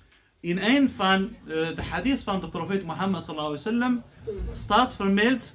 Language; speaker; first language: Dutch; non-native, fluent; Arabic